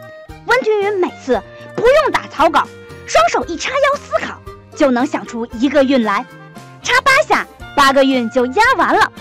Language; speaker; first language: Chinese; native; Chinese